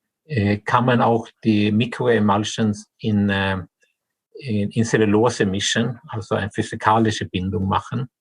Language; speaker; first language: German; non-native, fluent; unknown